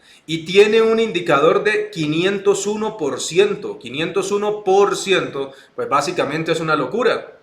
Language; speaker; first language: Spanish; native; Spanish